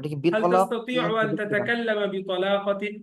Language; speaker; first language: Arabic; non-native, fluent; Bangla